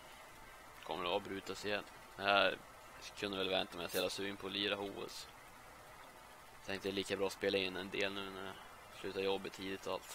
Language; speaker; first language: Swedish; native; Swedish